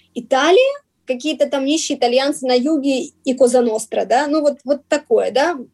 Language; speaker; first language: Russian; native; Russian